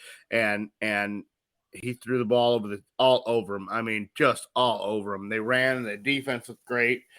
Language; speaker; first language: English; native; English